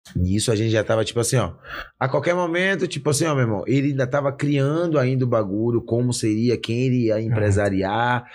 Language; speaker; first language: Portuguese; native; Portuguese